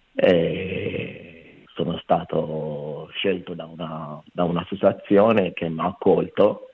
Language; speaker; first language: Italian; non-native, fluent; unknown